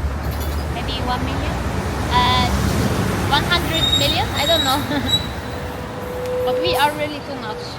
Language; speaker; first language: English; non-native, learner; Arabic